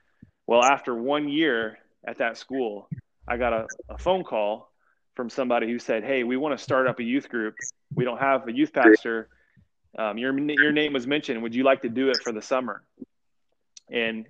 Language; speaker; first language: English; native; English